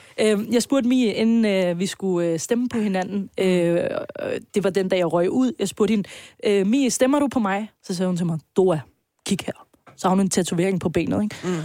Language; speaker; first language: Danish; early bilingual, other home language; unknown